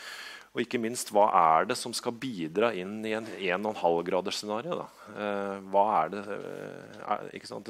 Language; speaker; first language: Norwegian; native; Norwegian